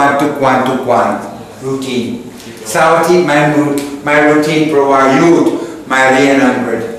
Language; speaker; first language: Thai; non-native, learner; English